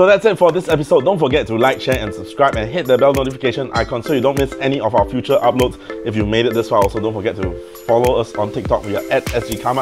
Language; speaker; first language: English; native; English